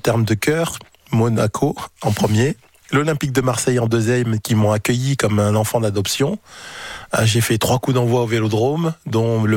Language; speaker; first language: French; native; French